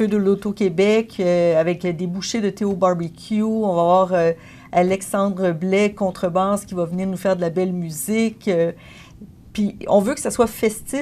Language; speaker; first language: French; native; French